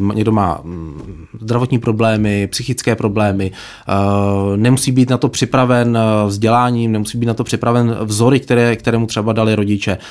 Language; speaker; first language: Czech; native; Czech